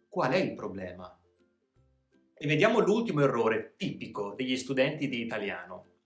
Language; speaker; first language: Italian; native; Italian